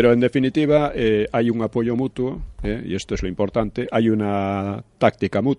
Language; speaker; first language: Spanish; native; Spanish